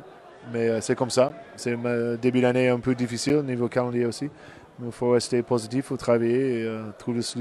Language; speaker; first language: French; non-native, fluent; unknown